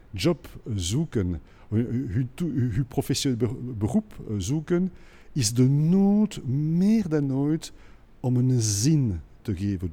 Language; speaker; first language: Dutch; non-native, local second language; French